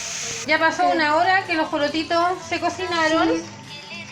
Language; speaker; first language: Spanish; native; Spanish